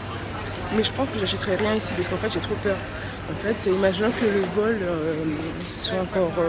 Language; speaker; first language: French; native; French